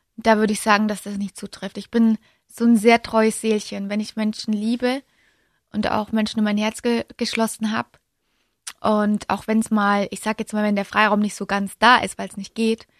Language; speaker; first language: German; native; German